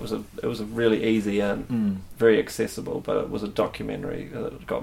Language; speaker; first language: English; native; English